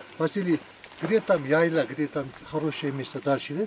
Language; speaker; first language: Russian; non-native, local second language; Turkish